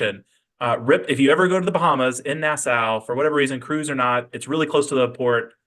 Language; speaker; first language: English; native; English